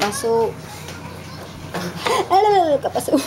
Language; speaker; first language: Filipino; non-native, local second language; Waray